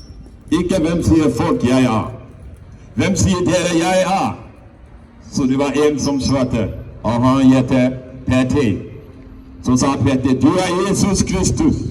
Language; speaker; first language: Norwegian; non-native, fluent; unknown